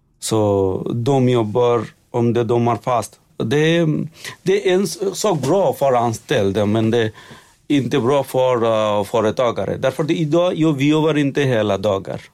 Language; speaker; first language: Swedish; non-native, learner; Bangla